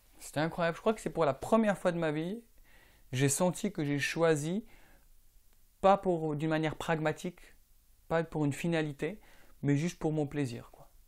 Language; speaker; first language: French; non-native, local second language; Arabic